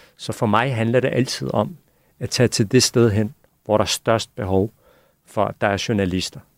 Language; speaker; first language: Danish; early bilingual, other home language; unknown